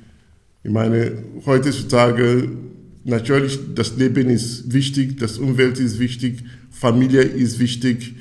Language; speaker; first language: German; non-native, fluent; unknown